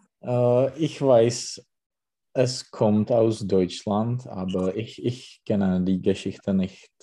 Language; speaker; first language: German; non-native, learner; Czech